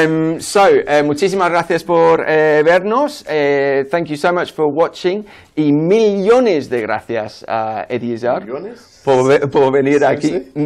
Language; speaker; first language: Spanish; non-native, fluent; English